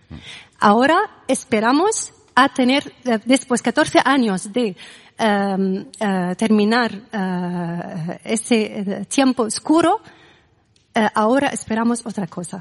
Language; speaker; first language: Spanish; non-native, learner; Arabic